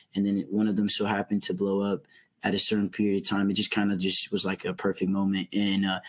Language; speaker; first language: English; native; English